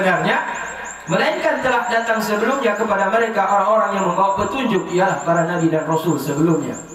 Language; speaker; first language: Indonesian; native; Indonesian